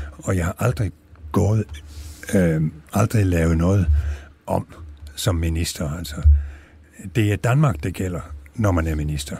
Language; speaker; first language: Danish; native; Danish